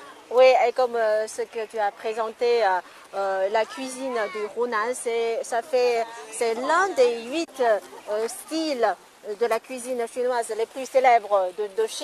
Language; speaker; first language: French; non-native, fluent; Chinese